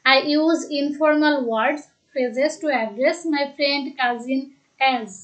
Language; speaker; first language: English; non-native, local second language; Bangla